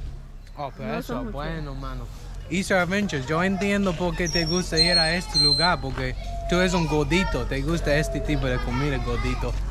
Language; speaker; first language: Spanish; non-native, fluent; English